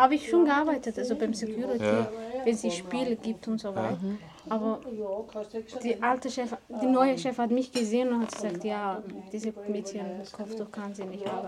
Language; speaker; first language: German; non-native, learner; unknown